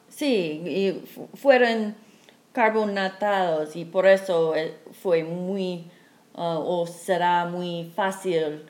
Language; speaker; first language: Spanish; non-native, learner; English